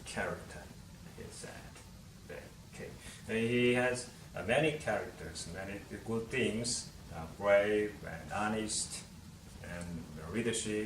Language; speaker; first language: English; non-native, learner; Korean